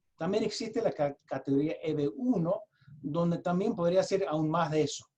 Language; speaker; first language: Spanish; early bilingual, heritage; Spanish